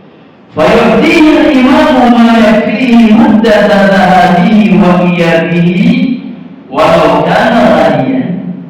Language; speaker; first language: Arabic; non-native, fluent; Indonesian